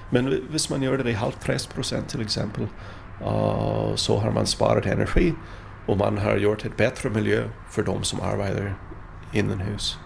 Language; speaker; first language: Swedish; non-native, fluent; English